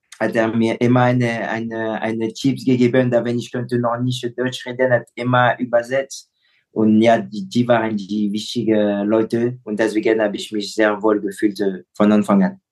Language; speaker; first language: German; non-native, fluent; French